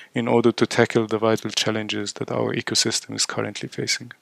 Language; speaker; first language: English; non-native, fluent; Arabic